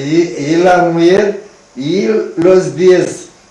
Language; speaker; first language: Spanish; non-native, learner; Romanian